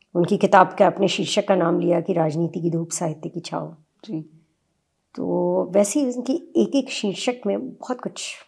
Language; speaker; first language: Hindi; native; Hindi